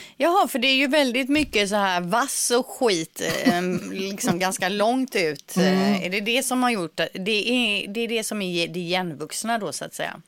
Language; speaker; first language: Swedish; native; Swedish